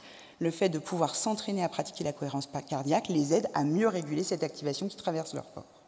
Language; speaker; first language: French; native; French